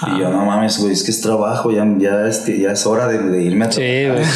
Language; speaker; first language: Spanish; native; Spanish